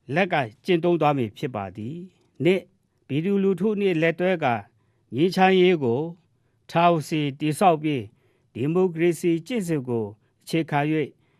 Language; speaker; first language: Burmese; non-native, local second language; Kachin